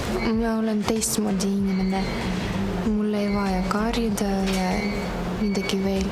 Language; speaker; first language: Estonian; non-native, local second language; Russian